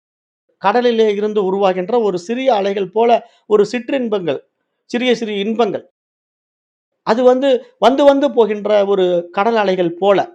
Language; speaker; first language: Tamil; native; Tamil